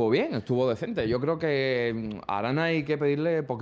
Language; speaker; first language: Spanish; native; Spanish